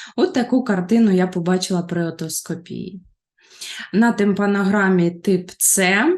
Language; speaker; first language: Ukrainian; native; Ukrainian